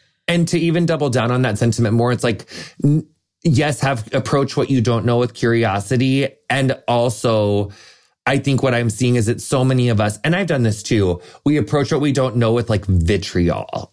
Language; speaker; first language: English; native; English